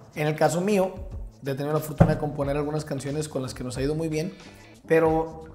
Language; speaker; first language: Spanish; native; Spanish